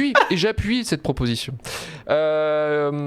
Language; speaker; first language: French; native; French